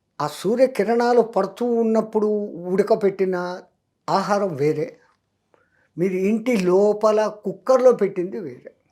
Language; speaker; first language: Telugu; non-native, local second language; Hindi